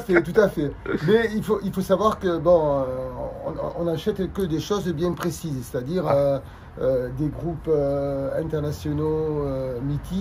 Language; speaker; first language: French; native; French